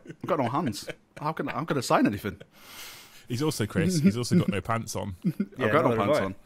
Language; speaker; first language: English; native; English